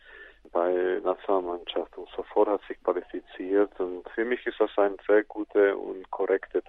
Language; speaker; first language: German; non-native, fluent; Czech